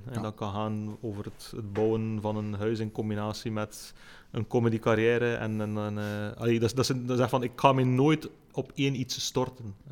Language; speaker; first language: Dutch; native; Dutch